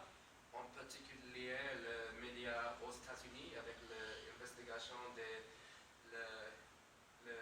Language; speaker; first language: French; non-native, learner; English